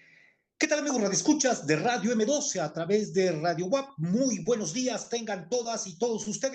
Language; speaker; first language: Spanish; native; Spanish